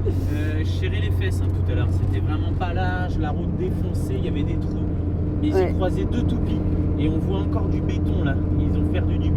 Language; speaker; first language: French; native; French